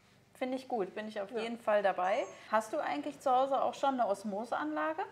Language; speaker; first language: German; native; German